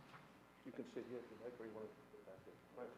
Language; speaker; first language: English; native; English